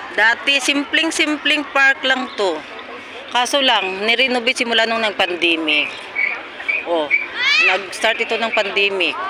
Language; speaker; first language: Filipino; non-native, local second language; Cebuano